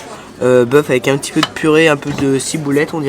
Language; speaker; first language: French; native; French